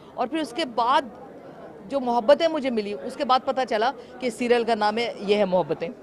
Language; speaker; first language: Urdu; native; Urdu